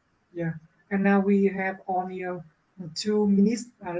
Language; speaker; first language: English; non-native, learner; Vietnamese